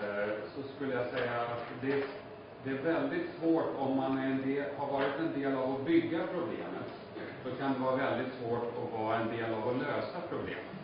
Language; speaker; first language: Swedish; native; Swedish